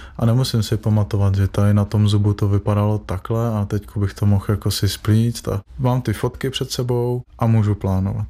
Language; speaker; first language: Czech; native; Czech